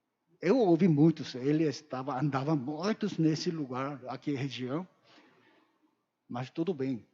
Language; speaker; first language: Portuguese; non-native, learner; Korean